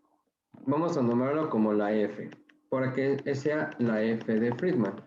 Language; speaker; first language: Spanish; native; Spanish